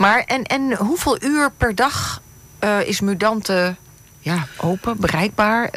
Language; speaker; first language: Dutch; native; Dutch